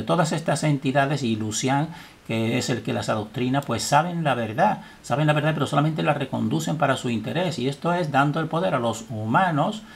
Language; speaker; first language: Spanish; native; Spanish